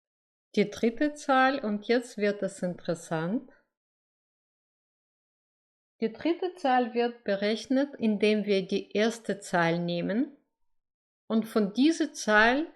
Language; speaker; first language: German; non-native, fluent; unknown